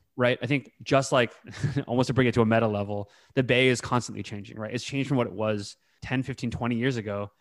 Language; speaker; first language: English; native; English